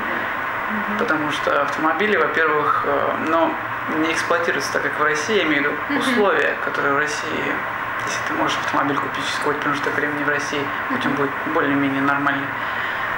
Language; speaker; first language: Russian; native; Russian